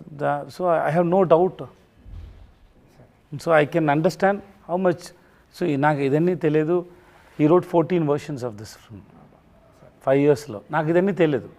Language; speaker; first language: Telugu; non-native, learner; Tamil